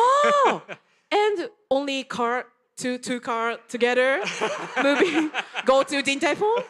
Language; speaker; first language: English; non-native, learner; Japanese